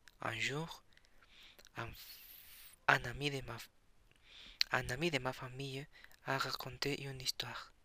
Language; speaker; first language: French; non-native, learner; Spanish